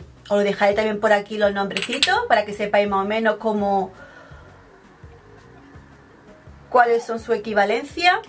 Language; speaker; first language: Spanish; native; Spanish